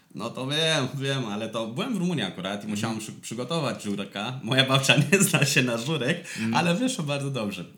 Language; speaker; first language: Polish; non-native, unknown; Romanian